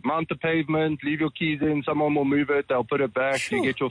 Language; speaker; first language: English; native; English